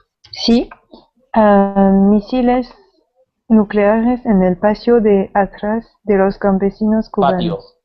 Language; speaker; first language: Spanish; non-native, learner; French